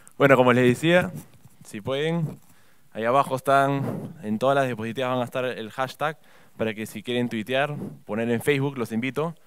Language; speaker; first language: Spanish; native; Spanish